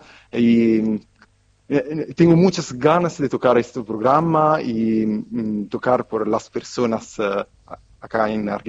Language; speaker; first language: Spanish; non-native, fluent; Italian